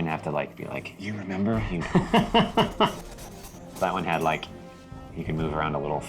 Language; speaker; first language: English; native; English